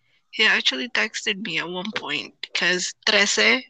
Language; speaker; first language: English; non-native, local second language; Cebuano